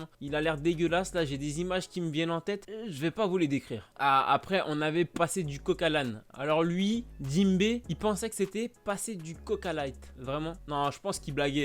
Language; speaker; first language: French; native; French